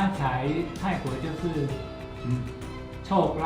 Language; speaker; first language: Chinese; non-native, fluent; Thai